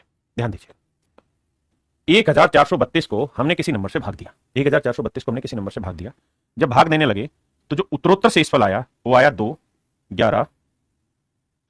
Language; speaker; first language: Hindi; native; Hindi